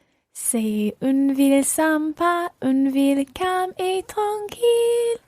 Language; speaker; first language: French; non-native, learner; English